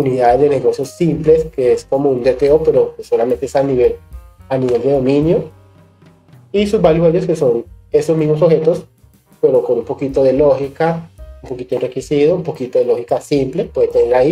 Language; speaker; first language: Spanish; native; Spanish